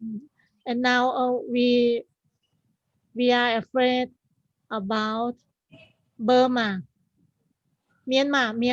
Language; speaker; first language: English; non-native, learner; Thai